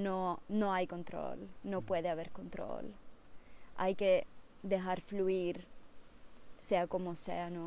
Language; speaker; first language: Spanish; non-native, fluent; Italian